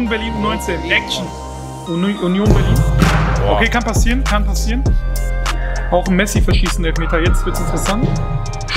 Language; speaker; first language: German; native; German